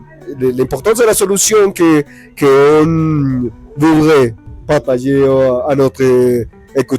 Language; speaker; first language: French; non-native, learner; Spanish